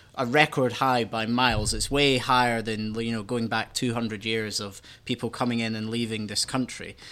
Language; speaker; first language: English; native; English